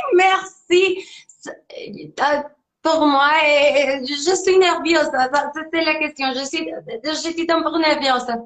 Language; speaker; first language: French; non-native, learner; Spanish